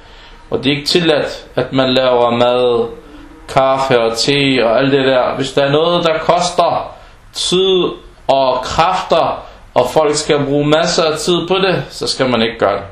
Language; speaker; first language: Danish; non-native, fluent; Arabic